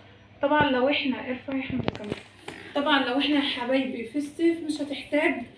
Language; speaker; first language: Arabic; native; Arabic